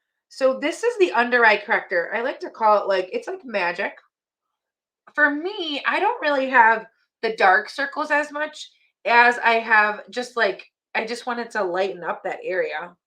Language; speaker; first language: English; native; English